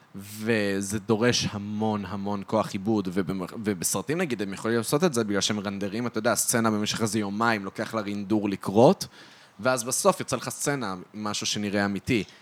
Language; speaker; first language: Hebrew; early bilingual, other home language; French